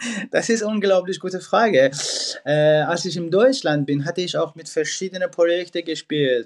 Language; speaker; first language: German; non-native, fluent; Persian